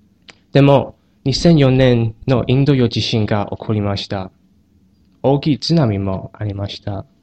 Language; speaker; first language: Japanese; non-native, learner; Chinese